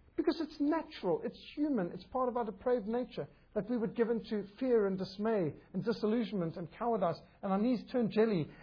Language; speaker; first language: English; native; English